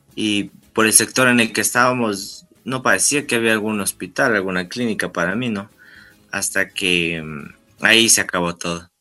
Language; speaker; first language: Spanish; native; Spanish